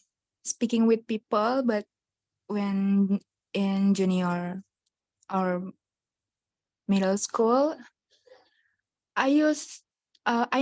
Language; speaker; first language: English; non-native, learner; Indonesian